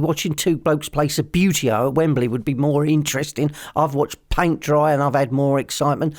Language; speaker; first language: English; native; English